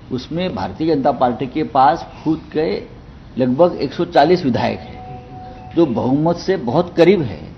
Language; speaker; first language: Hindi; non-native, local second language; Marathi